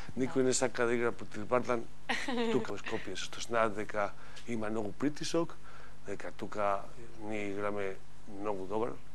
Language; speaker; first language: Macedonian; non-native, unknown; Spanish